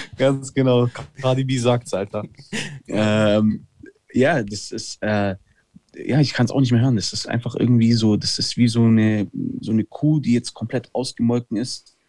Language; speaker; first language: German; early bilingual, other home language; Italian